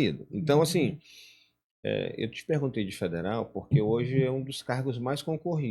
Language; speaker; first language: Portuguese; native; Portuguese